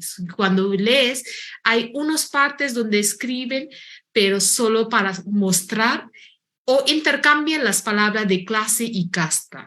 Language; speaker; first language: Spanish; non-native, fluent; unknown